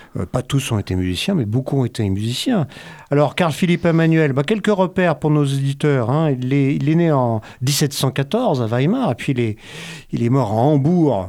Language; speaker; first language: French; native; French